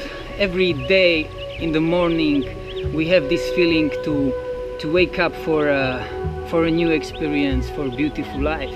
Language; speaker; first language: English; non-native, fluent; Slovak